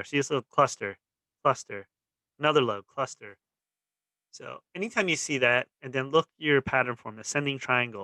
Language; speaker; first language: English; native; English